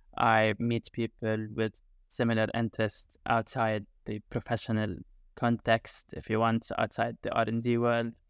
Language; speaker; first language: English; non-native, fluent; Arabic